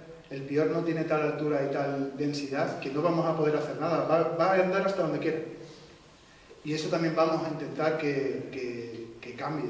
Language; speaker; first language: Spanish; native; Spanish